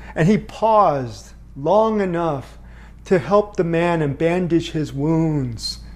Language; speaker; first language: English; early bilingual, other home language; Korean